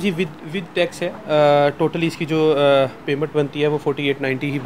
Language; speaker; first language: Urdu; native; Urdu